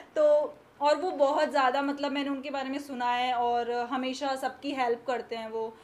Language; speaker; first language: Hindi; native; Hindi